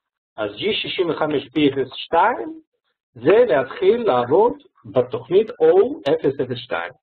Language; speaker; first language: Hebrew; non-native, fluent; Russian